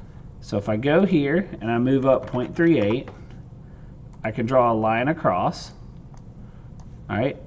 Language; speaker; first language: English; native; English